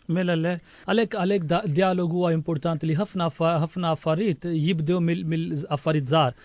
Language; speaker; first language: Maltese; non-native, fluent; Urdu